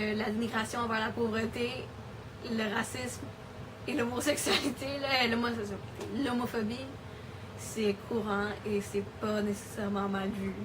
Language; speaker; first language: French; early bilingual, other home language; Spanish